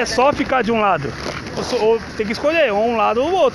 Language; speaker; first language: Portuguese; native; Portuguese